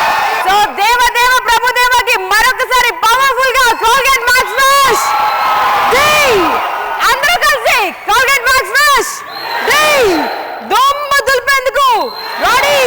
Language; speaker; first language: Telugu; native; Telugu